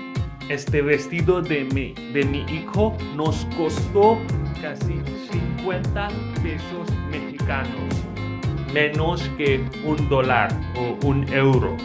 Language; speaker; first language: Spanish; non-native, fluent; Hindi